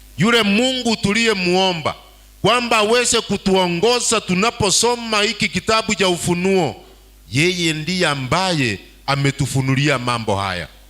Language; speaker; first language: Swahili; non-native, local second language; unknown